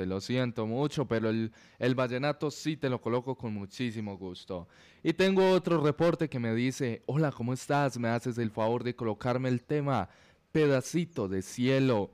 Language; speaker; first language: Spanish; native; Spanish